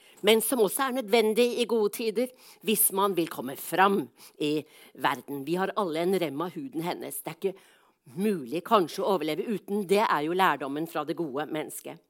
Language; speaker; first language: Norwegian; native; Norwegian